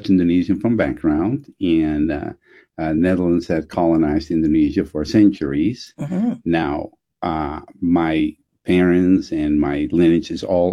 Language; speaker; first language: English; non-native, fluent; Dutch